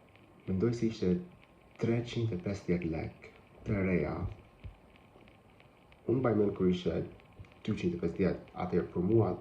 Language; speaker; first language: Albanian; non-native, learner; English